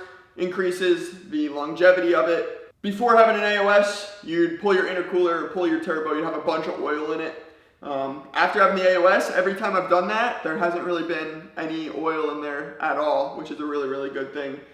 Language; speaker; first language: English; native; English